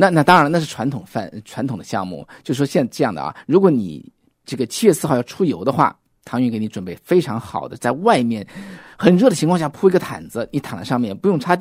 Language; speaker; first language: Chinese; native; Chinese